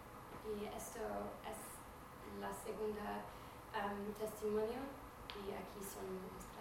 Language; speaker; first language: Spanish; non-native, fluent; English